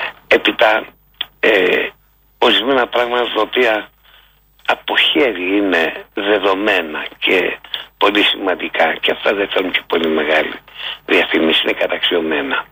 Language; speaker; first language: Greek; native; Greek